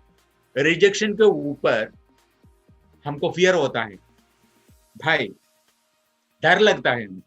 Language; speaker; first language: Hindi; non-native, local second language; Malayalam